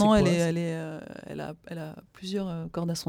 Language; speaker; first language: French; native; French